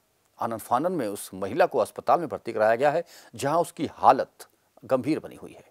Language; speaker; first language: Hindi; native; Hindi